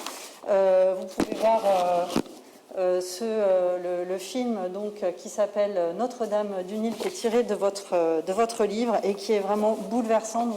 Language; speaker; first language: French; native; French